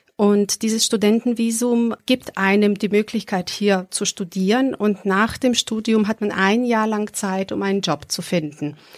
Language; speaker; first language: German; early bilingual, other home language; Serbian